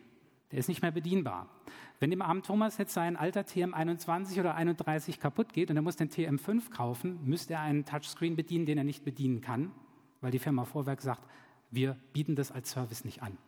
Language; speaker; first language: German; native; German